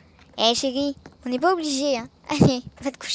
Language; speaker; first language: French; native; French